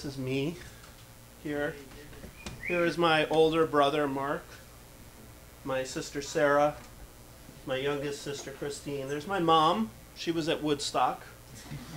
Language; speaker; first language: English; native; English